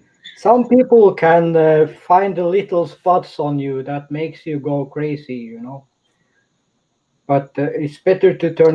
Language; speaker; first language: English; non-native, fluent; Norwegian